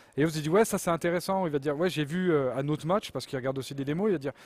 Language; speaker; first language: French; native; French